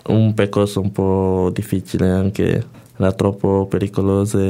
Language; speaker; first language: Italian; non-native, learner; Igbo